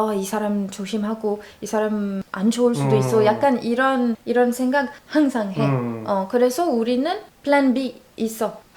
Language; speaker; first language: Korean; non-native, learner; Arabic